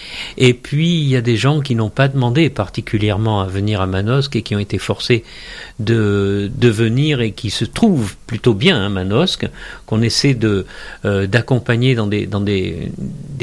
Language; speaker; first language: French; native; French